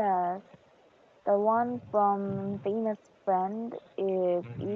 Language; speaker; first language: English; non-native, learner; Korean